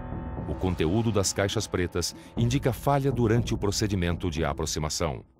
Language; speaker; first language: Portuguese; native; Portuguese